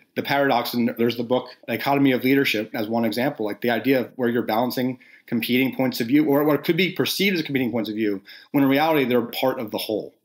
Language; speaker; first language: English; native; English